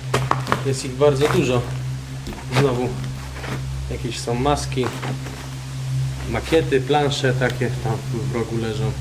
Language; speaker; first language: Polish; native; Polish